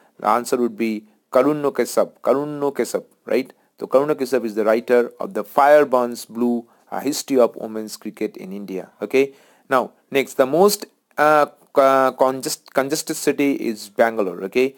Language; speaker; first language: English; non-native, local second language; Bangla